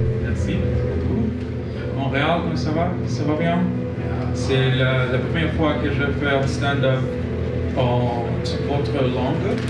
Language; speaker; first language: French; non-native, learner; Spanish